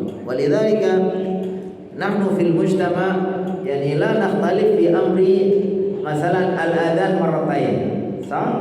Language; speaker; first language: Arabic; non-native, fluent; Indonesian